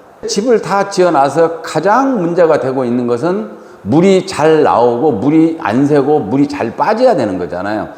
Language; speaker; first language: Korean; native; Korean